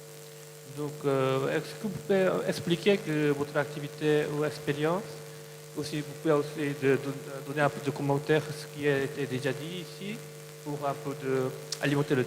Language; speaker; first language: French; non-native, fluent; Korean